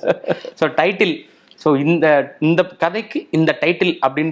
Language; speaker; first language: Tamil; native; Tamil